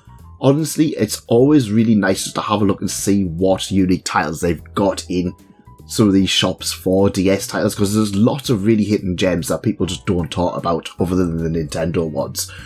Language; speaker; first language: English; native; English